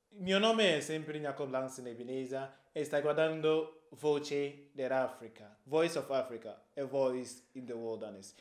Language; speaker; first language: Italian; non-native, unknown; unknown